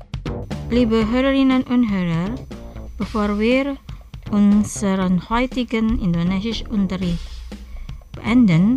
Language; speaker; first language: German; non-native, fluent; Indonesian